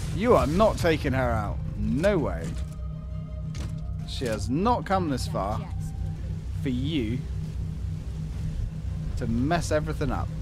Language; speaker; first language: English; native; English